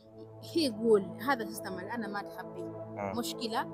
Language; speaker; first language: Arabic; non-native, learner; Ganda